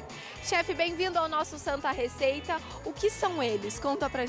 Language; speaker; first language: Portuguese; native; Portuguese